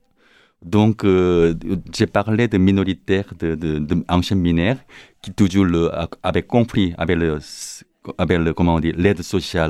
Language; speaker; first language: French; non-native, learner; Korean